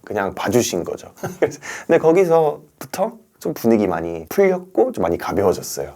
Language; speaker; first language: Korean; non-native, fluent; English